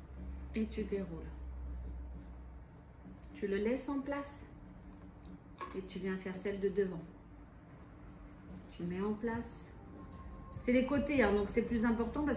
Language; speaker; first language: French; native; French